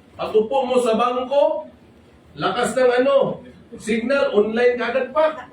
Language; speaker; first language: Filipino; non-native, local second language; Cebuano